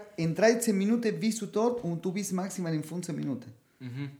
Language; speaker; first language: German; non-native, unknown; Spanish